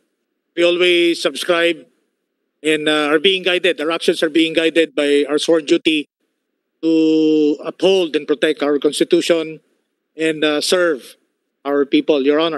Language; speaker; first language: English; non-native, local second language; Filipino